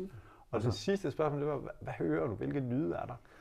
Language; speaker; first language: Danish; native; Danish